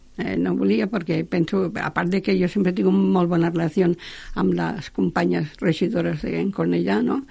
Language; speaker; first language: Catalan; non-native, local second language; Spanish